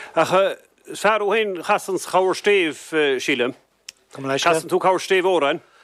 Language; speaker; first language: Irish; native; Irish